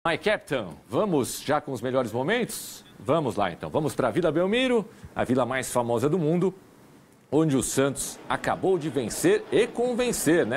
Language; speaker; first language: Portuguese; native; Portuguese